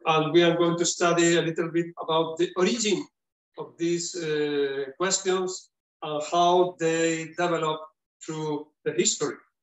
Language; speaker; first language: English; non-native, fluent; Spanish